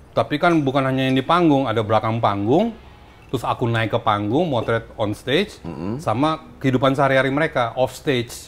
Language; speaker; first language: Indonesian; native; Indonesian